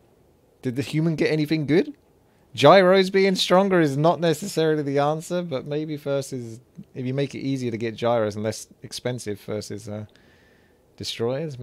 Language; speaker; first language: English; native; English